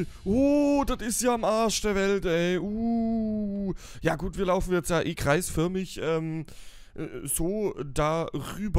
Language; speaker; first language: German; native; German